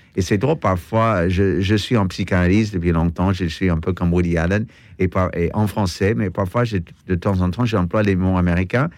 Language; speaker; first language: French; non-native, fluent; English